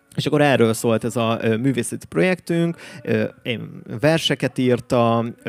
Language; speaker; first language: Hungarian; native; Hungarian